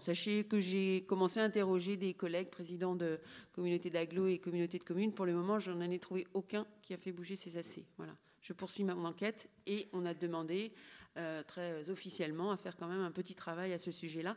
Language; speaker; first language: French; native; French